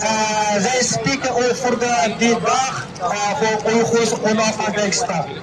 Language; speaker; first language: Dutch; non-native, learner; Uyghur